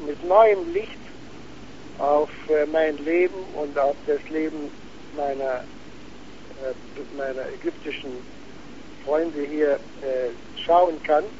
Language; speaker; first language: German; non-native, fluent; Arabic